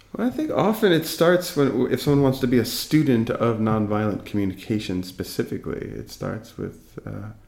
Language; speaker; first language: English; native; English